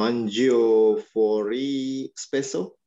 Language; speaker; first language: Italian; non-native, learner; Indonesian